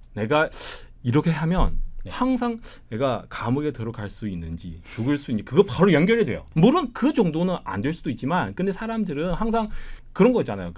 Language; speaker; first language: Korean; non-native, fluent; Chinese